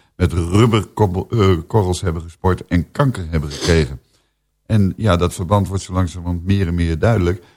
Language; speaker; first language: Dutch; native; Dutch